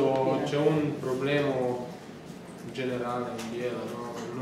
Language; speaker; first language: Italian; non-native, learner; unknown